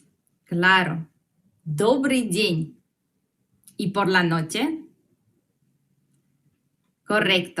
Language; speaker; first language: Spanish; non-native, fluent; Russian